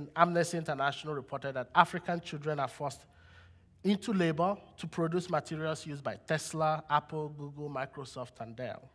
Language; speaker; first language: English; non-native, local second language; Igbo